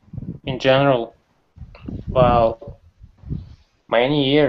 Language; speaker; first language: English; non-native, learner; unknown